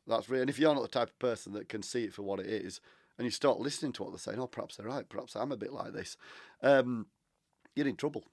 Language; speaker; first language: English; native; English